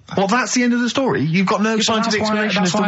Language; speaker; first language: English; native; English